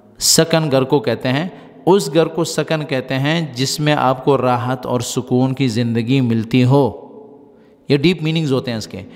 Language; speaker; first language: Urdu; non-native, local second language; Pashto